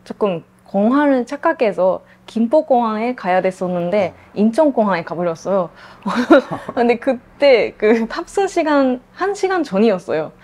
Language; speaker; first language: Korean; non-native, fluent; Japanese